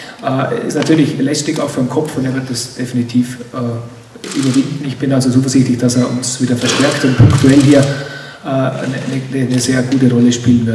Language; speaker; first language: German; native; German